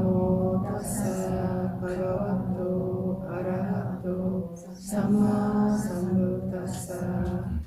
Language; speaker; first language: Korean; native; Korean